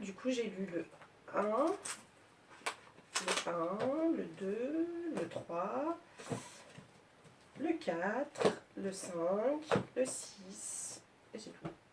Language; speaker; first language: French; native; French